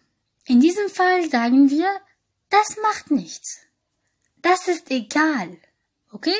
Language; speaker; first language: German; non-native, fluent; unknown